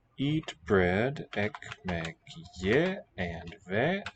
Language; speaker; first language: Turkish; non-native, learner; English